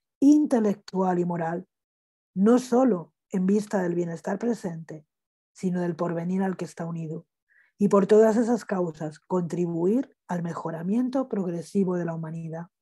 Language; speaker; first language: Spanish; native; Spanish